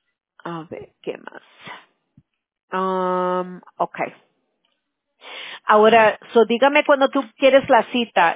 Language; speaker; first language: Spanish; early bilingual, heritage; English